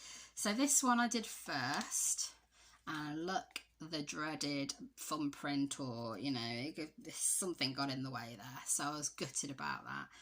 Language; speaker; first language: English; native; English